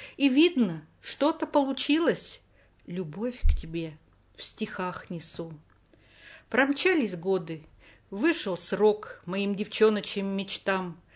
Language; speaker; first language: Russian; native; Russian